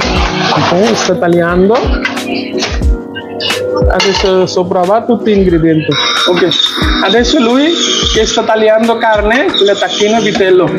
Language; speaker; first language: Italian; non-native, learner; Bangla